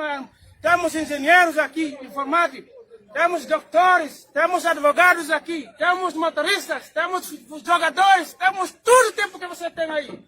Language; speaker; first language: Portuguese; non-native, learner; Haitian Creole